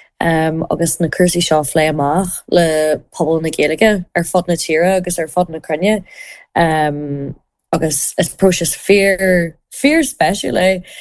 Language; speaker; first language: Irish; native; Irish